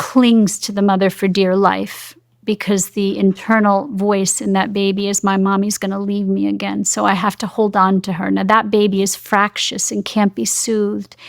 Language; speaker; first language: English; native; English